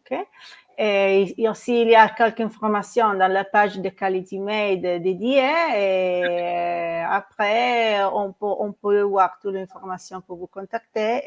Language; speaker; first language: French; non-native, learner; Italian